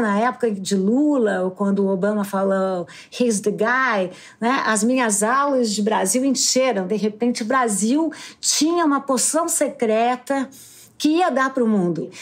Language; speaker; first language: Portuguese; native; Portuguese